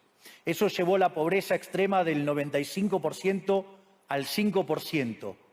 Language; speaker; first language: Spanish; native; Spanish